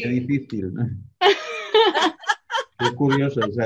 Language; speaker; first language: Spanish; native; Spanish